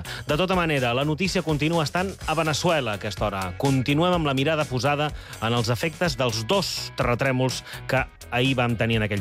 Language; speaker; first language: Catalan; native; Catalan